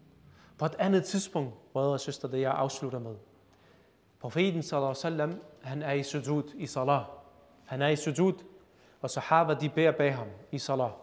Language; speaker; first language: Danish; early bilingual, other home language; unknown